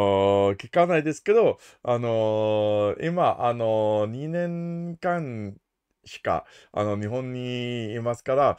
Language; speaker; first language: Japanese; non-native, learner; English